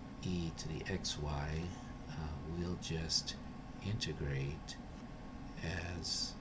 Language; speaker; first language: English; native; English